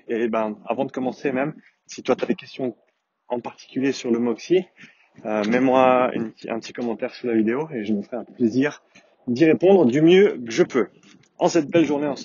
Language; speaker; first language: French; native; French